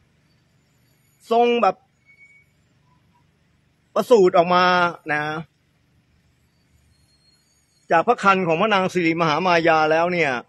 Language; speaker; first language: Thai; native; Thai